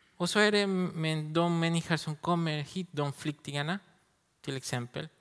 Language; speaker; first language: Swedish; non-native, learner; Spanish